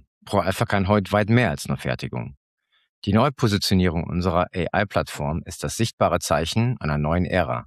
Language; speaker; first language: German; native; German